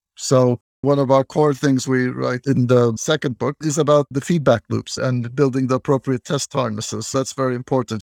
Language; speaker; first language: English; non-native, fluent; Turkish